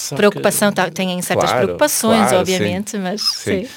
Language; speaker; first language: Portuguese; non-native, fluent; Swedish